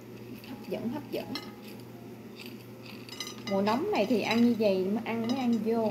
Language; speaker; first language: Vietnamese; native; Vietnamese